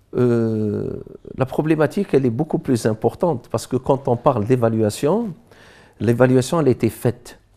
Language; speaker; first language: French; non-native, local second language; Arabic